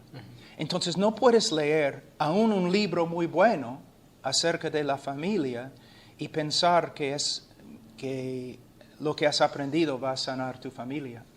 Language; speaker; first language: Spanish; non-native, fluent; English